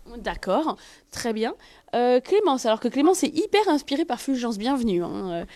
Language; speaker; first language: French; native; French